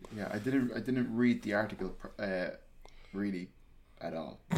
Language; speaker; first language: English; native; English